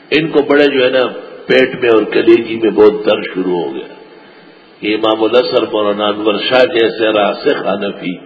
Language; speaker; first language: Urdu; non-native, local second language; Pashto